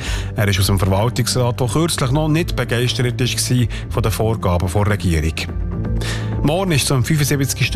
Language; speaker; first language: German; native; German